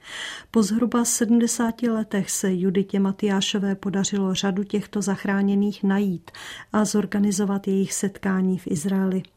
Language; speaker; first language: Czech; native; Czech